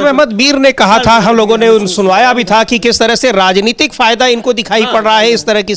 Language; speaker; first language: Hindi; native; Hindi